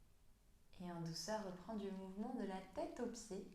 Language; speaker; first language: French; native; French